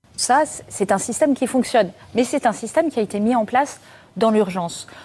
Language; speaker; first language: French; native; French